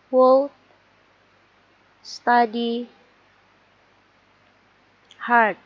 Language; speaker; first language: English; non-native, learner; Indonesian